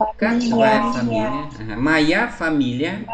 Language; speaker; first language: Russian; non-native, fluent; Vietnamese